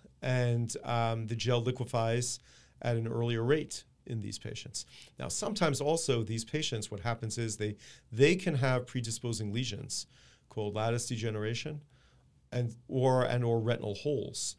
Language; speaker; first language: English; native; English